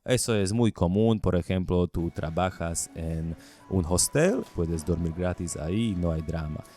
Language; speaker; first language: Spanish; non-native, learner; Slovak